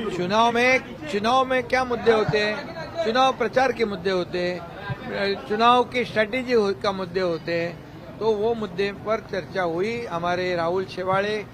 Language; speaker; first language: Hindi; non-native, local second language; Marathi